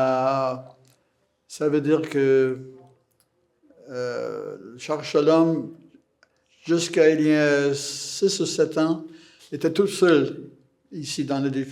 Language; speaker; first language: French; non-native, fluent; English